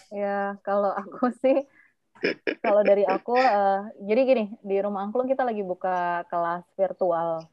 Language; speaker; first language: Indonesian; native; Indonesian